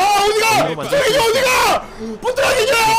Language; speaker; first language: Korean; native; Korean